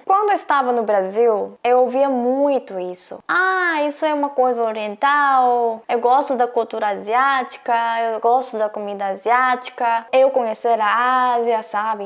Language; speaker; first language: Portuguese; non-native, fluent; Korean